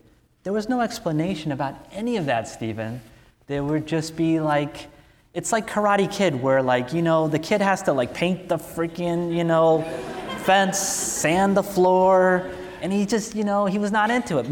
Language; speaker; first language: English; native; English